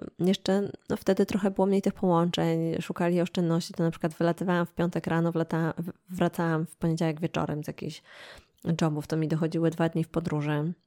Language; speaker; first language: Polish; native; Polish